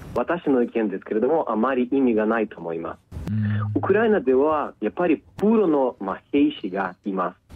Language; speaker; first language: Japanese; non-native, fluent; Ukrainian